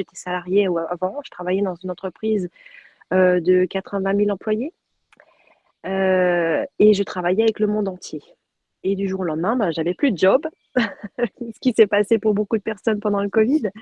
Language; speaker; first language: French; native; French